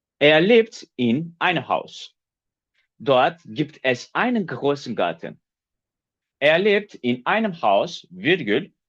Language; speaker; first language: German; non-native, fluent; Turkish